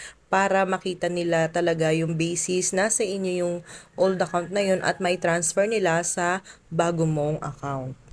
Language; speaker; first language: Filipino; native; Filipino